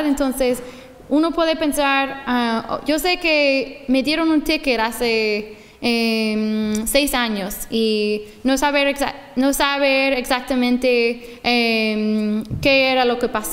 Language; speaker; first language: Spanish; non-native, fluent; English